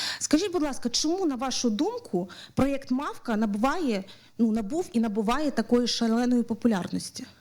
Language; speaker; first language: Ukrainian; native; Ukrainian